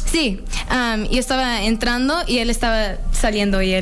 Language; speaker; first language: Spanish; non-native, learner; English